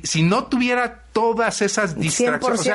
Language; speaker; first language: Spanish; native; Spanish